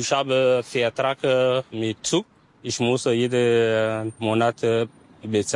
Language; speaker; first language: German; non-native, learner; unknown